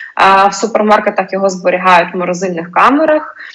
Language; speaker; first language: Ukrainian; non-native, local second language; Russian